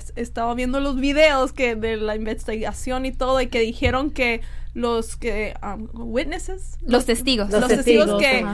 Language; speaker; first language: Spanish; early bilingual, heritage; Spanish